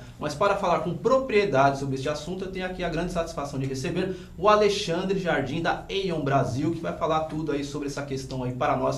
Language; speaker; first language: Portuguese; native; Portuguese